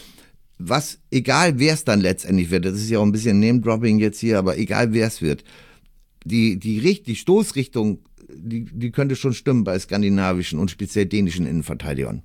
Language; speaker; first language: German; native; German